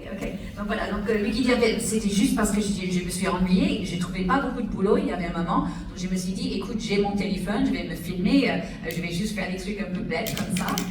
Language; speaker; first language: French; native; French